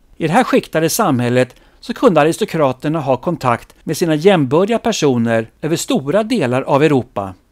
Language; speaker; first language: Swedish; native; Swedish